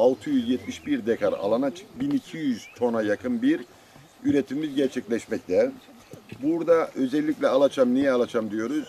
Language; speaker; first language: Turkish; native; Turkish